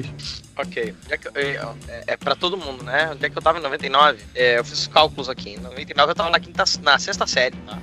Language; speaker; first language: Portuguese; native; Portuguese